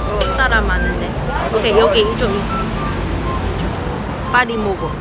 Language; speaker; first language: Korean; non-native, learner; Cantonese